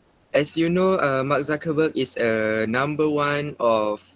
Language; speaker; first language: English; non-native, local second language; Malay